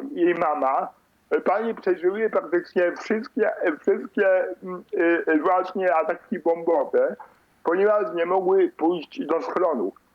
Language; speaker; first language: Polish; non-native, fluent; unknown